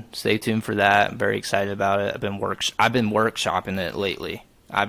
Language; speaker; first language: English; native; English